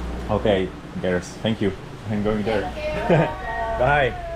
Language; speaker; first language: English; non-native, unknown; Polish